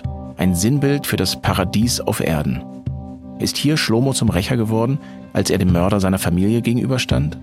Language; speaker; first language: German; native; German